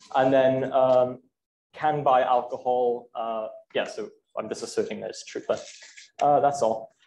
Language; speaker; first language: English; native; English